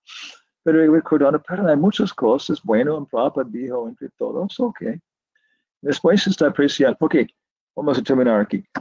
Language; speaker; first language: Spanish; non-native, learner; English